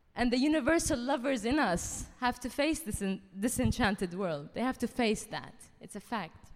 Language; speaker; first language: English; early bilingual, heritage; Arabic